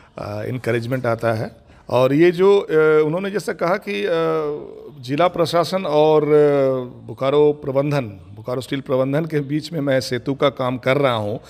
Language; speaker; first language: Hindi; non-native, local second language; Bangla